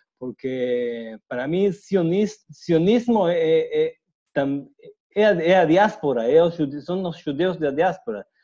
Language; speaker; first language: Portuguese; non-native, fluent; Spanish